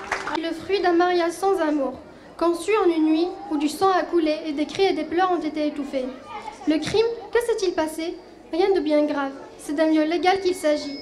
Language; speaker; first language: French; non-native, local second language; Kabyle